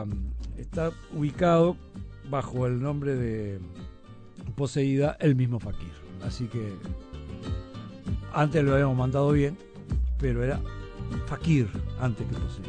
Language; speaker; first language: Spanish; native; Spanish